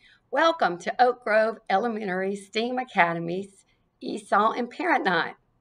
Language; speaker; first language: English; native; English